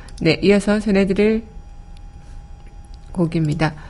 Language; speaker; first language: Korean; native; Korean